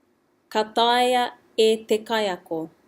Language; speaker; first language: Māori; non-native, fluent; English